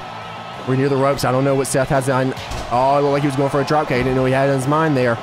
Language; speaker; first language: English; native; English